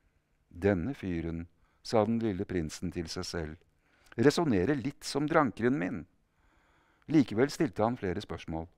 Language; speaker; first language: Norwegian; native; Norwegian